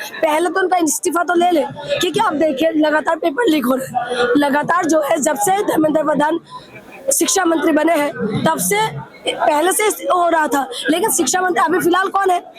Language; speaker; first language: Hindi; non-native, local second language; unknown